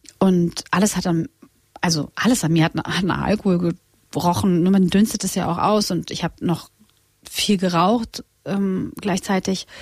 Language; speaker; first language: German; early bilingual, other home language; Croatian